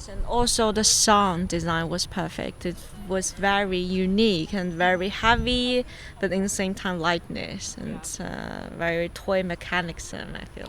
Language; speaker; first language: English; non-native, fluent; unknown